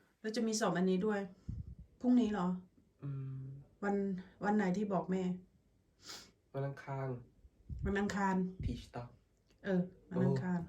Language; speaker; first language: Thai; native; Thai